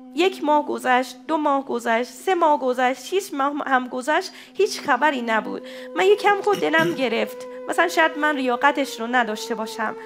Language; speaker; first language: Persian; non-native, fluent; Japanese